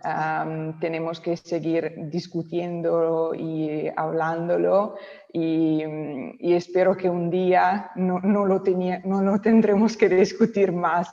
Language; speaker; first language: Spanish; non-native, local second language; Italian